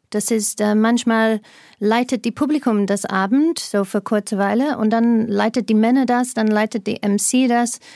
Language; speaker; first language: German; non-native, fluent; English